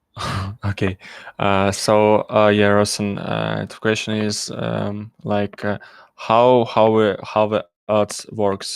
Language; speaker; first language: English; non-native, learner; Russian